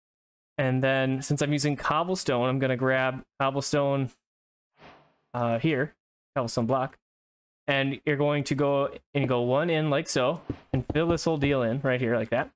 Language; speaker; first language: English; native; English